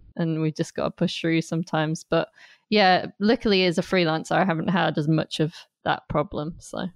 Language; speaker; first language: English; native; English